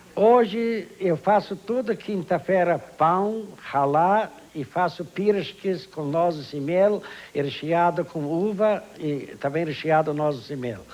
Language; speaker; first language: Portuguese; non-native, fluent; Polish